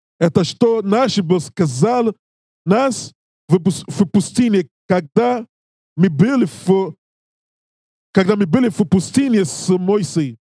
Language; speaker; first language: Russian; non-native, learner; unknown